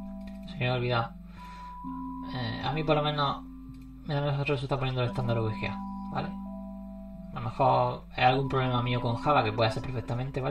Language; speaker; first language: Spanish; native; Spanish